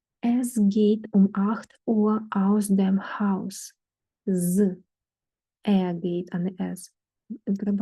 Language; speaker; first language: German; non-native, fluent; Ukrainian